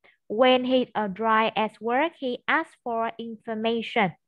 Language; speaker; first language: English; non-native, fluent; Vietnamese